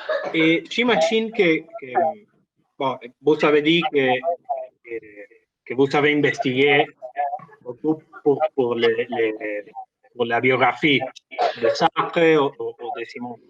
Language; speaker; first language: French; non-native, learner; Spanish